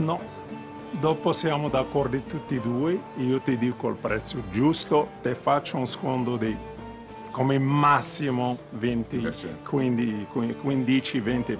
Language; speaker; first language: Italian; non-native, fluent; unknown